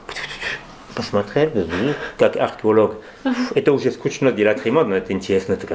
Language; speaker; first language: Russian; non-native, learner; French